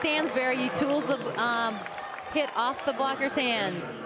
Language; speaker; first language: English; native; English